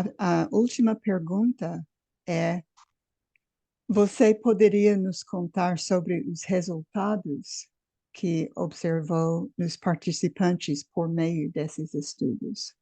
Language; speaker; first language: Portuguese; non-native, fluent; English